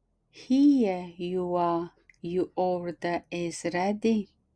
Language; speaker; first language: English; non-native, fluent; Polish